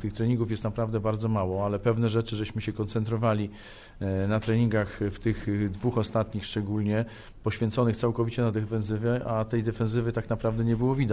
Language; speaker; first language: Polish; native; Polish